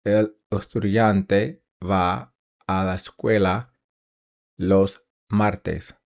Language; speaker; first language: Spanish; non-native, learner; English